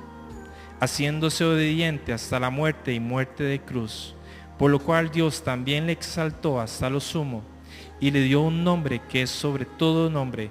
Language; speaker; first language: Spanish; native; Spanish